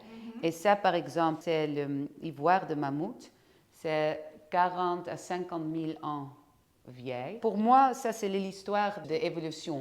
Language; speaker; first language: French; non-native, fluent; Dutch